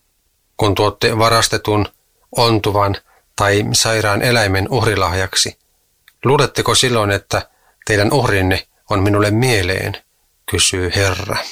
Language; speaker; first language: Finnish; native; Finnish